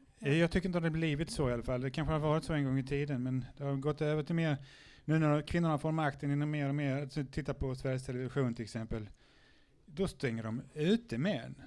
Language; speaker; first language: Swedish; native; Swedish